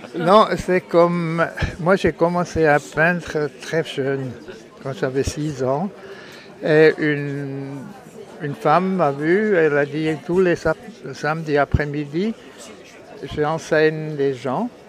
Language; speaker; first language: French; non-native, local second language; German